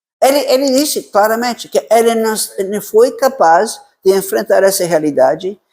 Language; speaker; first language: Portuguese; non-native, fluent; Italian